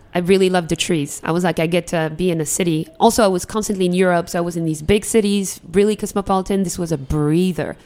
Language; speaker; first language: English; non-native, fluent; Arabic